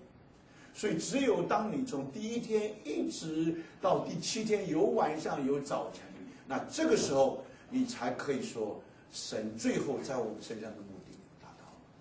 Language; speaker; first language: Chinese; native; Chinese